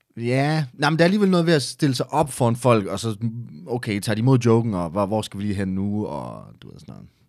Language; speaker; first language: Danish; native; Danish